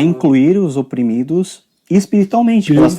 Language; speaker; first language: Portuguese; native; Portuguese